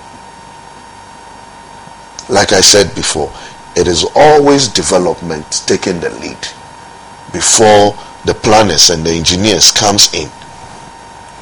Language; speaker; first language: English; non-native, local second language; Ga